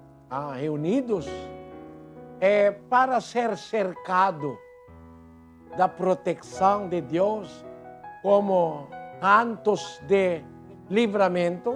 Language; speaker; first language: Portuguese; non-native, learner; Filipino